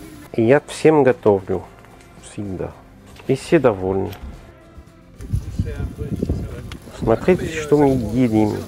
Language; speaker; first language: Russian; non-native, learner; French